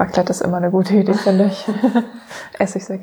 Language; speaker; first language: German; native; German